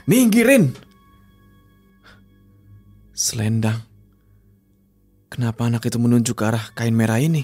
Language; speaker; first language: Indonesian; native; Indonesian